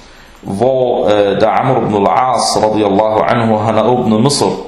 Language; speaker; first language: Danish; non-native, fluent; Arabic